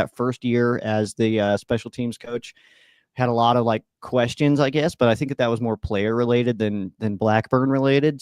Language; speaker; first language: English; native; English